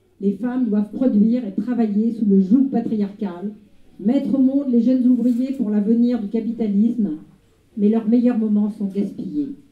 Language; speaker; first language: French; native; French